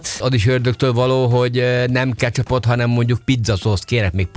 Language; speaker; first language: Hungarian; native; Hungarian